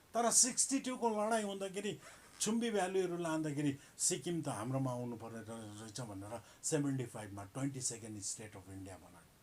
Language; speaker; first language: Nepali; native; Nepali